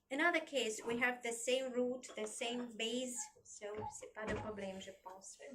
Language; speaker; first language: French; non-native, learner; Russian